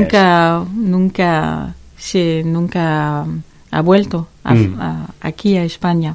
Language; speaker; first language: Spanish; non-native, learner; French